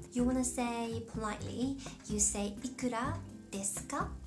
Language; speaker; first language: English; non-native, fluent; Japanese